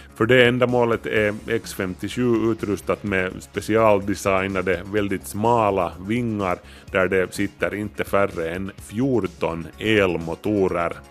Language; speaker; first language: Swedish; native; Swedish